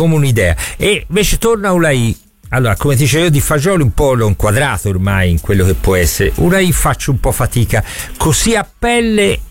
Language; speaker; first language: Italian; native; Italian